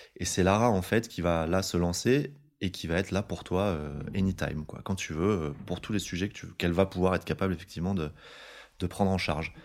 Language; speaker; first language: French; native; French